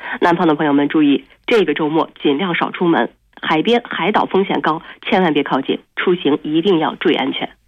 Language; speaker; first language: Chinese; native; Chinese